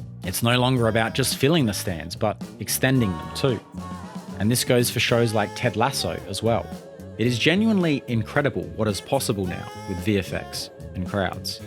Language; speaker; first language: English; native; English